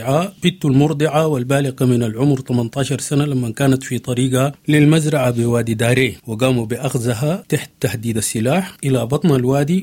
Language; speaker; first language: Arabic; native; Arabic